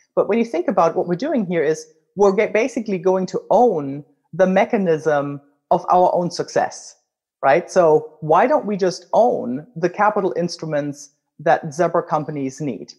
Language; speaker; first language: English; non-native, fluent; German